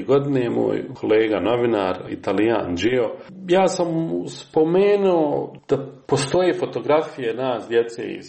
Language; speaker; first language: Serbian; native; Serbian